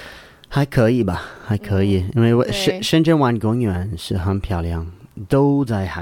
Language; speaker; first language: Chinese; non-native, learner; English